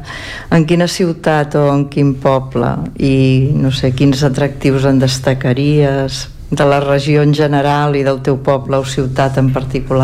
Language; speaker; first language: Catalan; native; Catalan